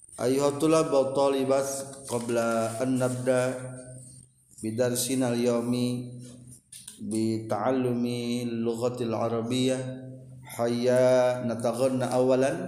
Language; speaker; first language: Arabic; non-native, fluent; Indonesian